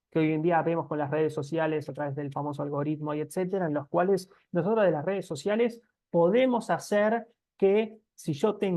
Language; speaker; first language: Spanish; native; Spanish